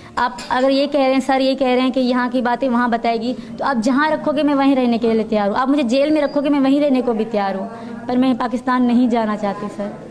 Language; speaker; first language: Urdu; non-native, local second language; Sindhi